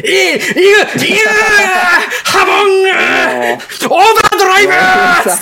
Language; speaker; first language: Japanese; native; Japanese